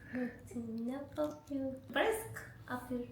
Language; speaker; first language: French; non-native, learner; Spanish